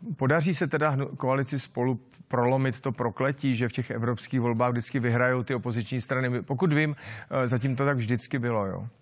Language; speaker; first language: Czech; native; Czech